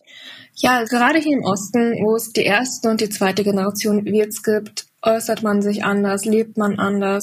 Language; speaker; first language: German; native; German